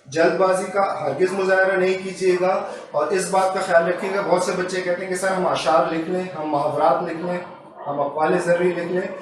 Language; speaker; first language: Urdu; native; Urdu